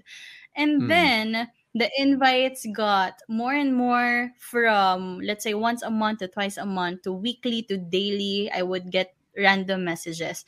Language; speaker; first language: English; non-native, local second language; Filipino